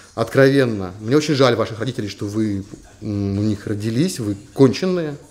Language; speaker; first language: Russian; native; Russian